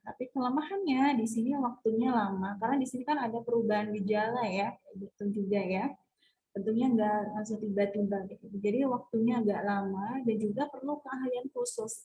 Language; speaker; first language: Indonesian; native; Indonesian